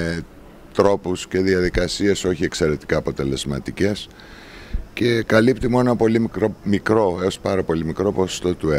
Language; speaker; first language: Greek; native; Greek